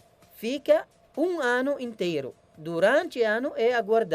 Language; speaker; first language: Portuguese; non-native, learner; Arabic